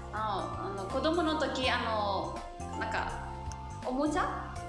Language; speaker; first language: Japanese; non-native, fluent; Burmese